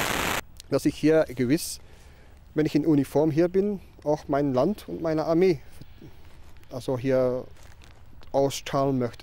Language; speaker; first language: German; non-native, fluent; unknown